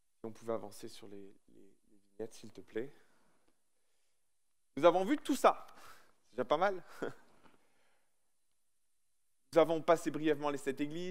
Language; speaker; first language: French; native; French